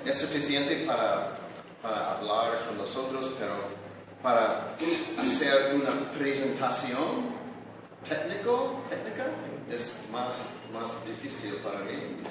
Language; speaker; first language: Spanish; non-native, learner; English